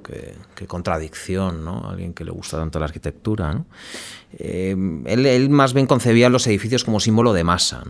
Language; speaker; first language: Spanish; native; Spanish